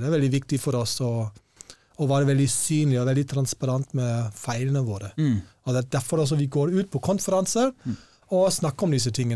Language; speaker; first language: Norwegian; non-native, fluent; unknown